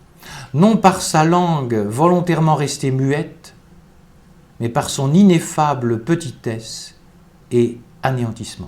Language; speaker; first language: French; native; French